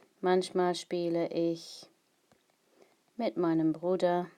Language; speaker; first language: German; non-native, fluent; English